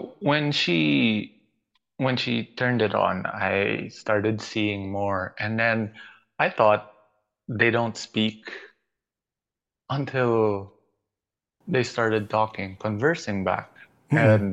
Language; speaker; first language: English; non-native, local second language; Filipino